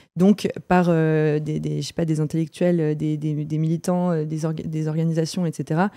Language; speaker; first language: French; native; French